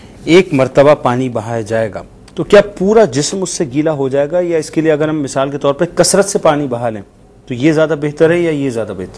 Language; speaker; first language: Urdu; native; Urdu